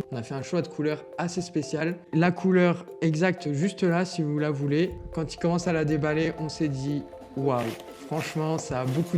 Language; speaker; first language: French; native; French